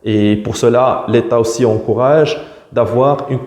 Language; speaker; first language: French; non-native, local second language; Arabic